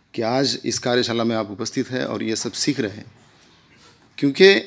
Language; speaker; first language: Hindi; non-native, local second language; Marathi